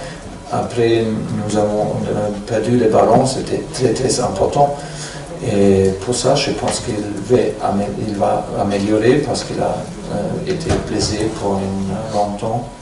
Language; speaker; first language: French; non-native, fluent; German